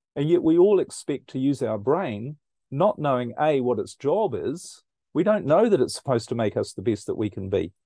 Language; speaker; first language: English; native; English